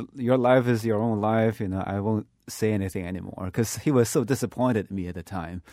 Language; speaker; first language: English; non-native, fluent; Chinese